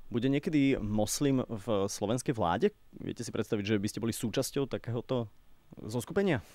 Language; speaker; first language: Slovak; native; Slovak